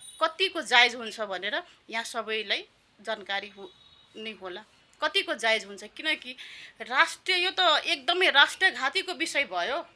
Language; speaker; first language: Nepali; non-native, local second language; Maithili